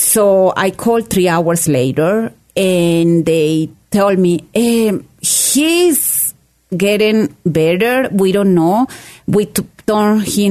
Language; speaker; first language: English; non-native, learner; Spanish